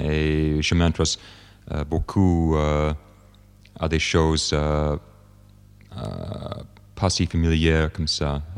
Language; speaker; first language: French; non-native, fluent; English